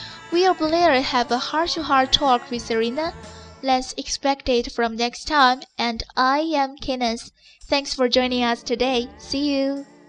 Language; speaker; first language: English; non-native, fluent; Chinese